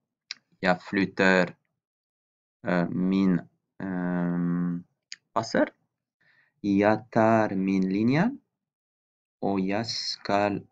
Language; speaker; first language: Norwegian; non-native, fluent; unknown